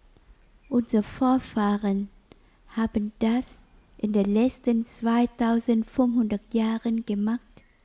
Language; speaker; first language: German; non-native, learner; Vietnamese